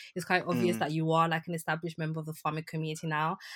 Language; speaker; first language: English; early bilingual, other home language; Yoruba